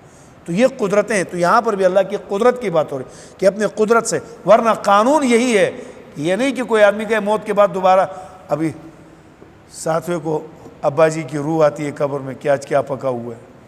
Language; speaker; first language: Urdu; native; Urdu